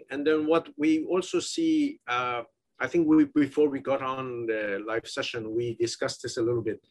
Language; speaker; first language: English; non-native, fluent; Persian